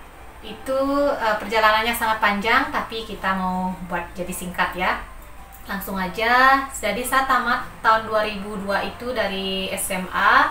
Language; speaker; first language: Indonesian; non-native, local second language; Balinese